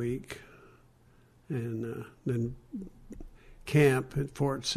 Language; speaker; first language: English; native; English